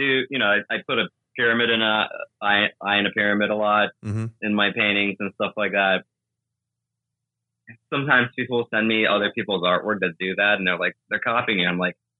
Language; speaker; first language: English; native; English